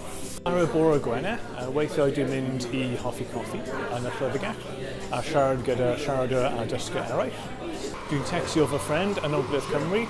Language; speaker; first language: Welsh; non-native, learner; English